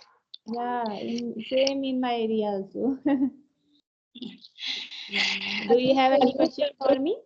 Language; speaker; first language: English; non-native, learner; Hindi